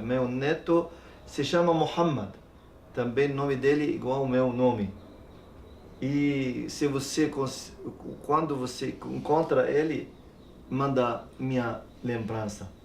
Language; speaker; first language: Portuguese; non-native, learner; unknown